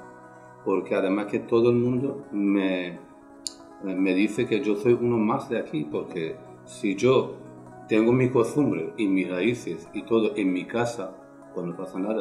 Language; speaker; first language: Spanish; non-native, fluent; Persian